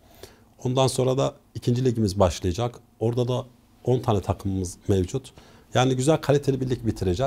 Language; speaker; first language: Turkish; native; Turkish